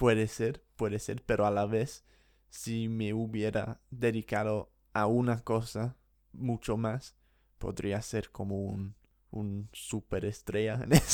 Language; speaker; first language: Spanish; non-native, fluent; English